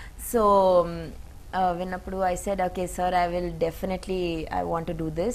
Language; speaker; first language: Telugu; non-native, learner; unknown